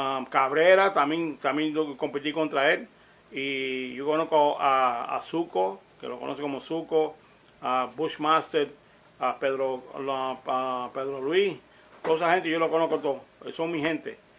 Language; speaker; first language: Spanish; early bilingual, heritage; Spanish